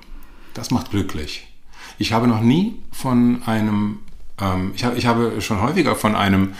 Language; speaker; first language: German; native; German